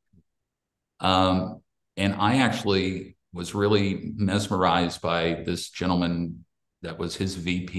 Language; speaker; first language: English; native; English